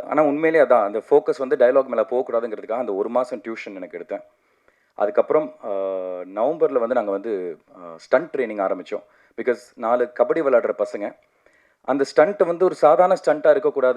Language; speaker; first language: Tamil; native; Tamil